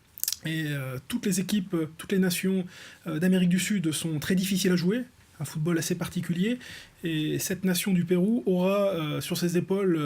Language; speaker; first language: French; native; French